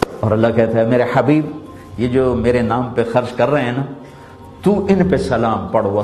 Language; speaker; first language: Urdu; non-native, local second language; Punjabi